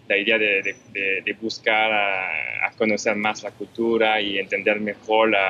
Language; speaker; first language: Spanish; non-native, fluent; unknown